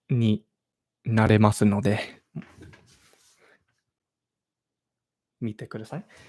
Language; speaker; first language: Japanese; non-native, learner; English